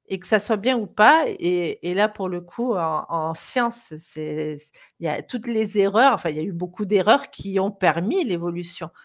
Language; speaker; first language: French; native; French